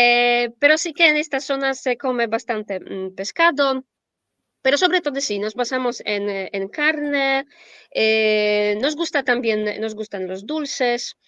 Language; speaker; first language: Spanish; non-native, fluent; Polish